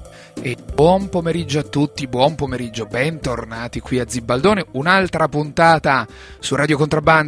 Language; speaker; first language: Italian; native; Italian